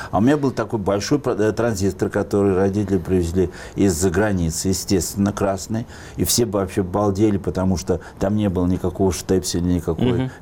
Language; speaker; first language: Russian; native; Russian